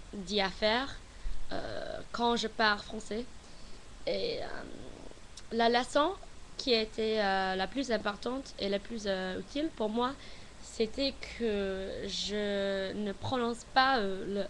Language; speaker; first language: French; non-native, learner; English